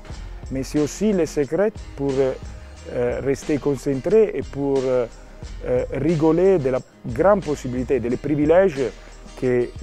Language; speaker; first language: French; non-native, learner; Italian